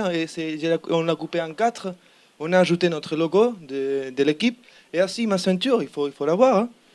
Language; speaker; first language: French; non-native, learner; Spanish